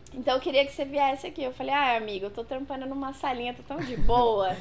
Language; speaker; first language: Portuguese; native; Portuguese